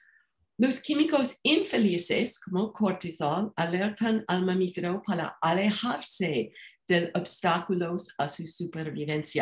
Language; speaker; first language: Spanish; non-native, fluent; English